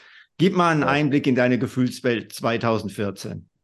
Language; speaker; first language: German; native; German